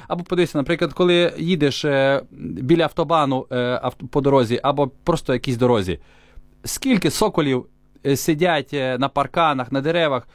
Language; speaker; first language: Ukrainian; native; Ukrainian